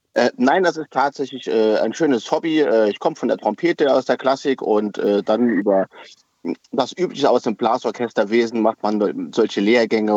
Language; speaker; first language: German; native; German